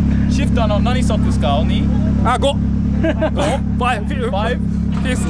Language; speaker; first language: Japanese; non-native, learner; English